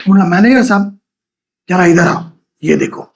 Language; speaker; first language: Hindi; non-native, local second language; Marathi